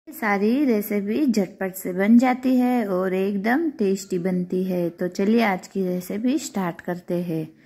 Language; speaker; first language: Hindi; non-native, local second language; Gujarati